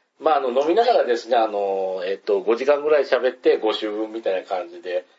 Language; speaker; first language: Japanese; native; Japanese